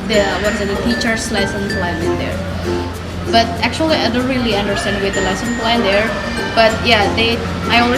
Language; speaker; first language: English; non-native, fluent; Indonesian